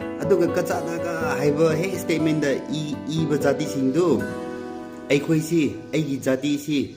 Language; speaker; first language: Manipuri; non-native, local second language; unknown